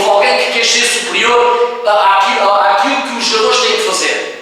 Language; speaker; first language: Portuguese; native; Portuguese